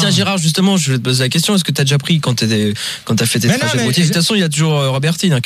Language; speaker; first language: French; native; French